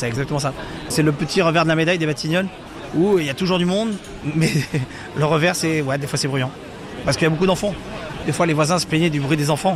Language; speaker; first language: French; native; French